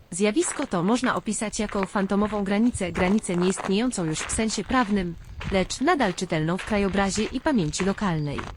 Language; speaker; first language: Polish; native; Polish